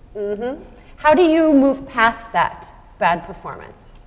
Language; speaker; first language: English; native; English